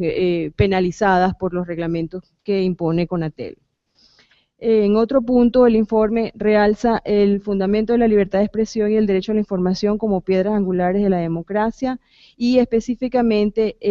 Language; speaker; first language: Spanish; native; Spanish